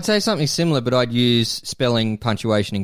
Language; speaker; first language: English; native; English